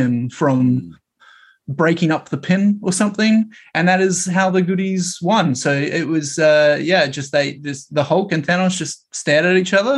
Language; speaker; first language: English; native; English